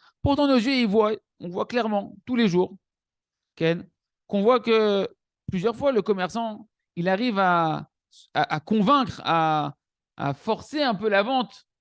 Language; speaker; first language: French; native; French